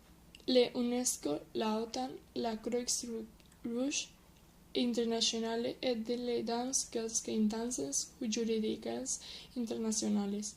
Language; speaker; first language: French; non-native, learner; Spanish